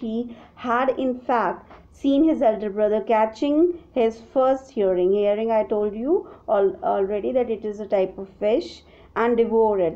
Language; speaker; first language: English; non-native, local second language; Hindi